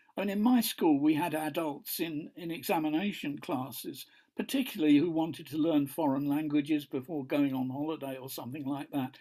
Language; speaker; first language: English; native; English